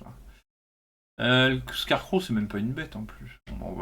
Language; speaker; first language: French; native; French